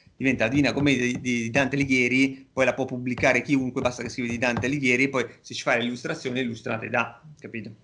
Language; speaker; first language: Italian; native; Italian